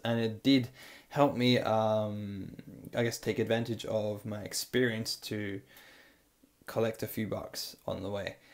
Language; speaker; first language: English; native; English